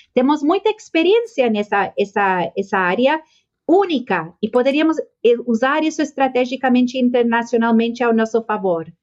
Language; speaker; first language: Portuguese; non-native, fluent; Spanish